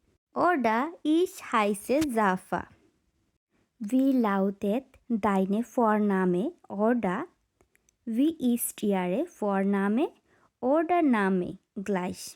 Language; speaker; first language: German; non-native, learner; Bangla